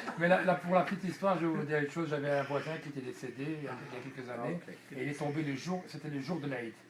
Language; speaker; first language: French; non-native, local second language; Dutch